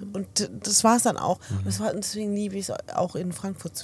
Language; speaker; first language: German; early bilingual, other home language; Arabic